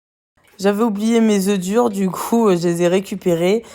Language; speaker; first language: French; native; French